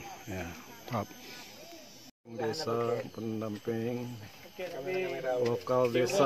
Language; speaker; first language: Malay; non-native, local second language; Achinese